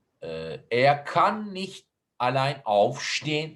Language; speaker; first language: German; non-native, fluent; Turkish